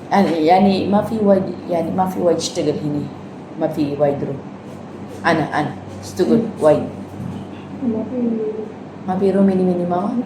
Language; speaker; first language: Arabic; non-native, learner; Filipino